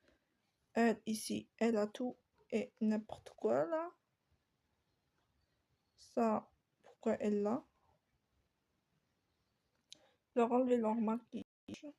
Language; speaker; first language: French; native; French